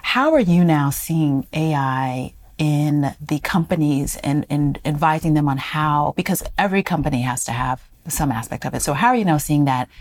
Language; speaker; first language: English; native; English